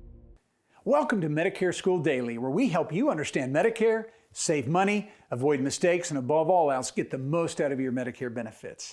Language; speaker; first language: English; native; English